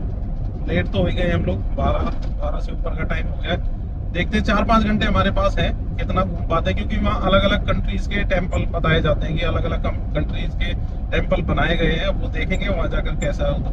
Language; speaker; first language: Hindi; native; Hindi